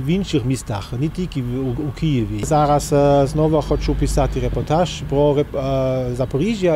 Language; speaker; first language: Ukrainian; non-native, fluent; German